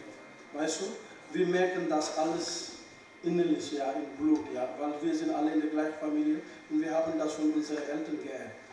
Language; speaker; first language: German; non-native, fluent; Wolof